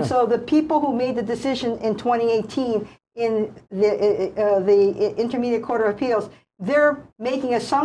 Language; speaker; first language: English; native; English